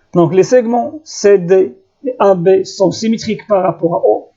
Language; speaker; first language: French; non-native, local second language; Arabic